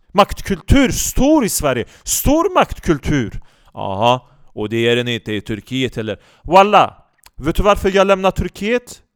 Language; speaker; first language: Swedish; non-native, fluent; Turkish